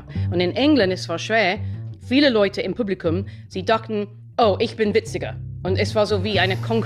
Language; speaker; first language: German; non-native, fluent; English